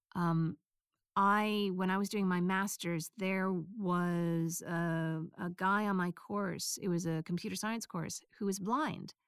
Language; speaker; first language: English; native; English